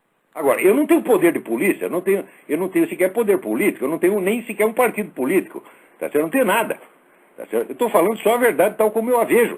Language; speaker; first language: Portuguese; native; Portuguese